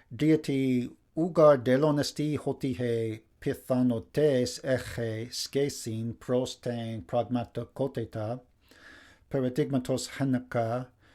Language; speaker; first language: Greek; non-native, fluent; English